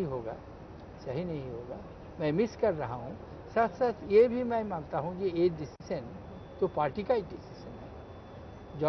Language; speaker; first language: Hindi; non-native, local second language; Bangla